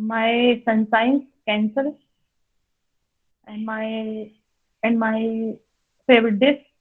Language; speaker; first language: English; non-native, learner; Hindi